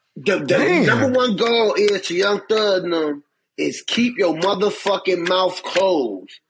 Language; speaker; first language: English; native; English